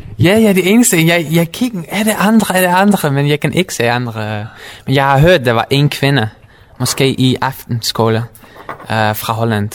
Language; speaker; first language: Danish; non-native, learner; Dutch